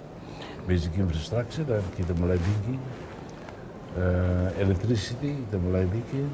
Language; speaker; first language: Indonesian; non-native, fluent; Tetum